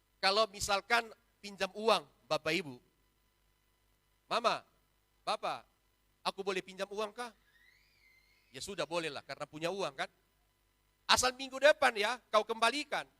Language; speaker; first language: Indonesian; native; Indonesian